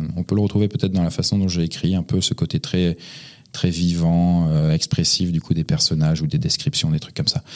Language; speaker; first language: French; native; French